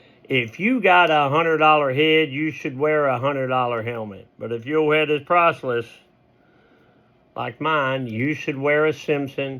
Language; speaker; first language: English; native; English